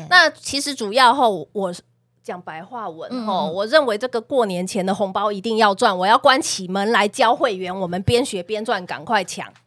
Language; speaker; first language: Chinese; native; Chinese